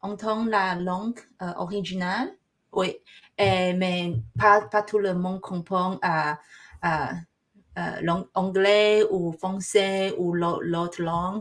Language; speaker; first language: French; non-native, learner; Chinese